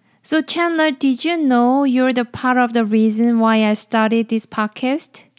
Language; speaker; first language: English; non-native, fluent; Korean